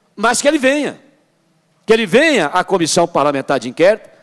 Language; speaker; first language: Portuguese; native; Portuguese